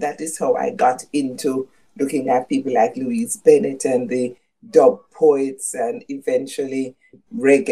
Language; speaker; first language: English; non-native, local second language; Jamaican Creole English